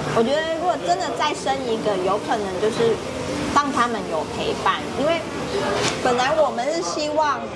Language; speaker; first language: Chinese; native; Chinese